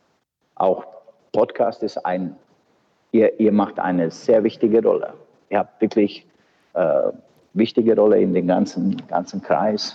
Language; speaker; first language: German; non-native, fluent; Bosnian